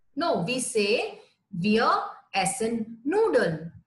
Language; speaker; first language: German; non-native, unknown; Hindi